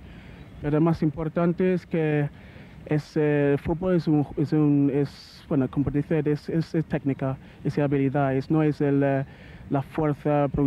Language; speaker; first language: Spanish; non-native, learner; English